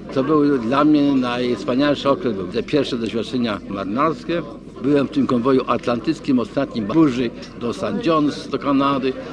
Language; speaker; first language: Polish; native; Polish